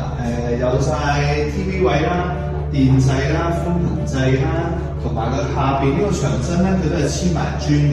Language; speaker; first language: Cantonese; native; Cantonese